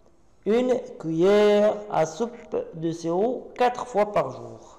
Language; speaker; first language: French; non-native, local second language; Arabic